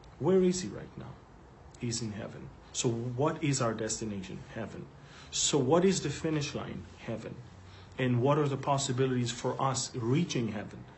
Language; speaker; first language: English; non-native, fluent; Hebrew